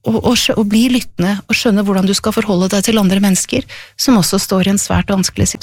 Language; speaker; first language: Norwegian; native; Norwegian